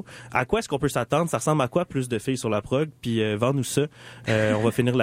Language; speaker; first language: French; native; French